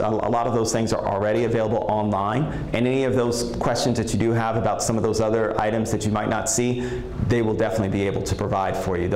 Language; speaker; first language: English; native; English